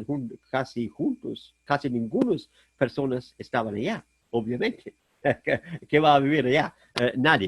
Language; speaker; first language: Spanish; non-native, fluent; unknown